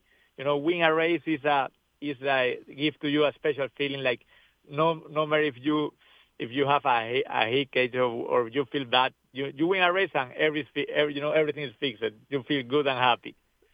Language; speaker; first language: English; non-native, learner; Spanish